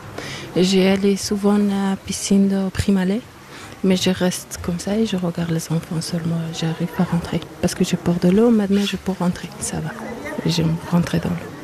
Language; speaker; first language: French; non-native, learner; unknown